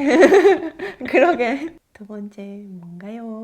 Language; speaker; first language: Korean; non-native, learner; French